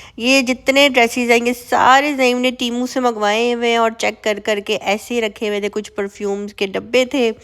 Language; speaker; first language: Urdu; native; Urdu